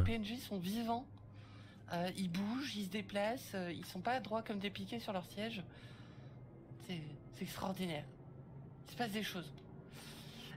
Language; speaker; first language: French; native; French